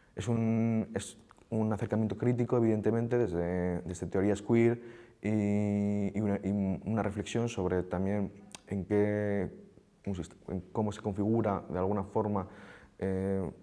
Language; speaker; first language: Spanish; native; Spanish